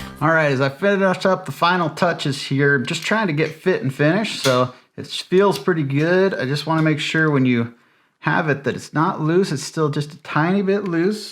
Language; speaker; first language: English; native; English